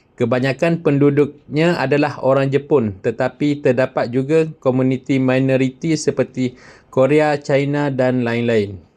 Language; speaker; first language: Malay; native; Malay